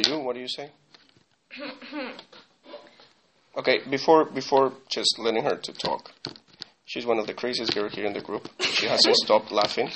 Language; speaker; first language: English; non-native, fluent; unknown